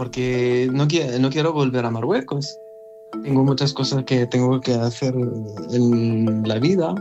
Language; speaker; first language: Spanish; non-native, learner; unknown